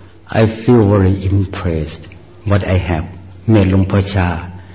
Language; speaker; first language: English; non-native, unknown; Northeastern Thai